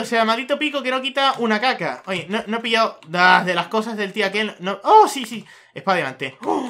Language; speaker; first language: Spanish; native; Spanish